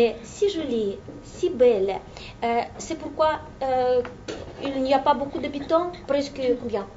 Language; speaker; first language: French; non-native, fluent; Russian